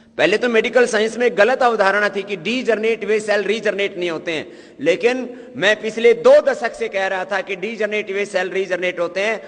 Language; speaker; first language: Hindi; native; Hindi